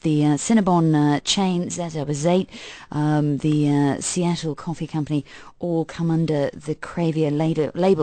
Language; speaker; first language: English; native; English